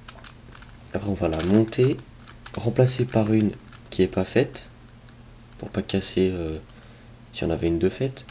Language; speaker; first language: French; native; French